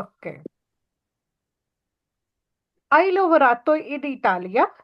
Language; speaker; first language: Italian; non-native, learner; Urdu